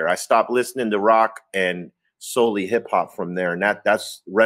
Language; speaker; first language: English; native; English